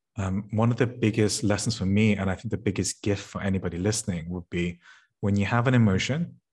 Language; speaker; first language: English; native; English